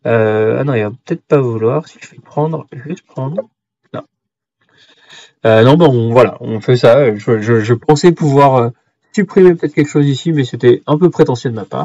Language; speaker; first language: French; native; French